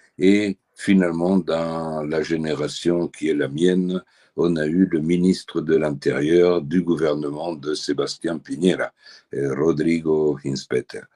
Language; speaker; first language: French; early bilingual, heritage; French